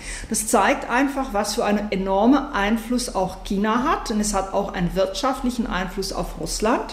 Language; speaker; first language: German; native; German